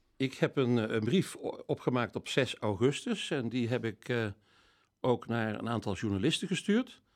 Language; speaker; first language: Dutch; native; Dutch